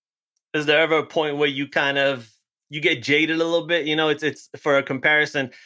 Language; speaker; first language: English; native; English